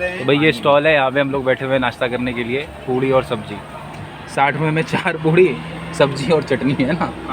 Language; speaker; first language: Hindi; native; Hindi